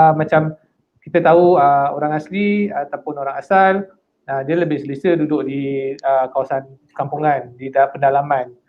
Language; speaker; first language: Malay; native; Malay